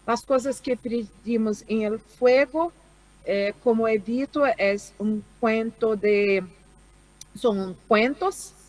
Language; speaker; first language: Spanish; non-native, learner; Portuguese